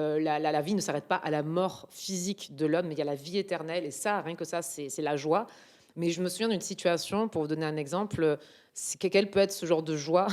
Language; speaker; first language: French; native; French